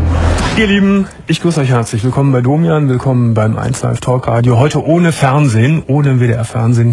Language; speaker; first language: German; native; German